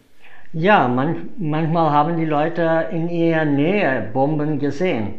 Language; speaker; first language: German; non-native, fluent; English